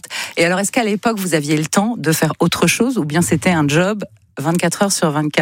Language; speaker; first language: French; native; French